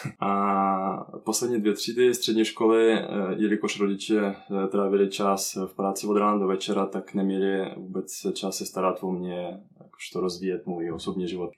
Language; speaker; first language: Czech; non-native, fluent; Russian